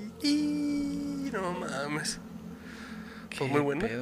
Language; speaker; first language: Spanish; native; Spanish